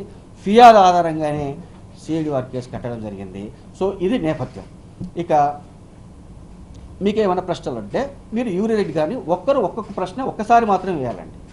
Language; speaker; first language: Telugu; native; Telugu